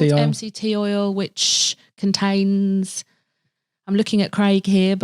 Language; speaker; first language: English; native; English